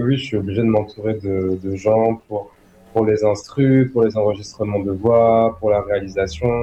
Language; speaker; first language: French; native; French